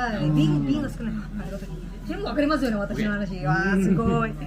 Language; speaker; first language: Japanese; non-native, learner; Korean